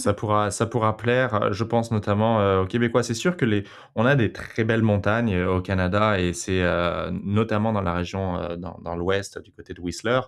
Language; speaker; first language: French; native; French